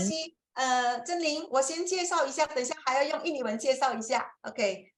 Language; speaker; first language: Chinese; non-native, fluent; Indonesian